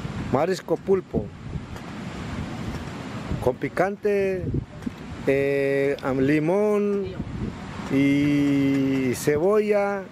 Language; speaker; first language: Spanish; non-native, local second language; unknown